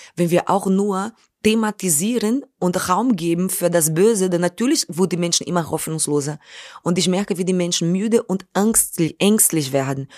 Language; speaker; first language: German; non-native, fluent; Portuguese